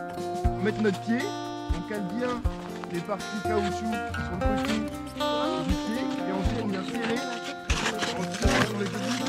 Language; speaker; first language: French; native; French